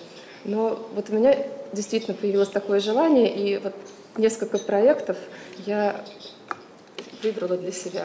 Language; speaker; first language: Russian; native; Russian